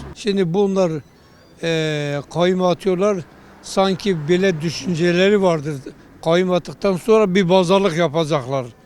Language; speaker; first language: Turkish; non-native, local second language; Kurdish